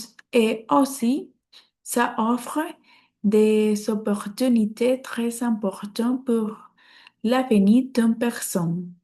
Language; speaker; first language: French; non-native, learner; Spanish